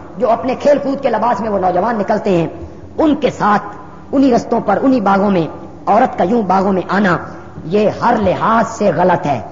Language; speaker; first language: Urdu; non-native, local second language; Punjabi